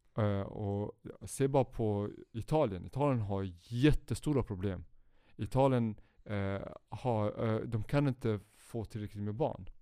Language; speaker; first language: Swedish; early bilingual, other home language; Kurdish